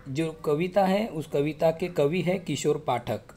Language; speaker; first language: Hindi; non-native, local second language; Marathi